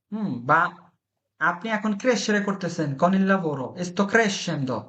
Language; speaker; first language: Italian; non-native, fluent; Bangla